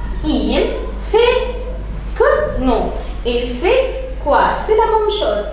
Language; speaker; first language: French; non-native, fluent; Arabic